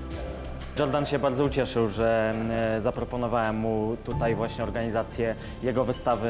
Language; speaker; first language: Polish; native; Polish